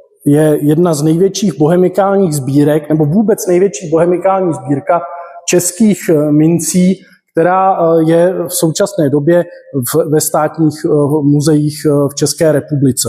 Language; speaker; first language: Czech; native; Czech